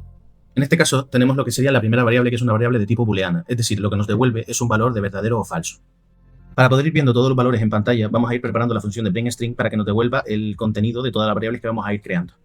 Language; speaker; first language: Spanish; native; Spanish